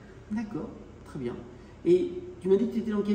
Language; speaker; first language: French; native; French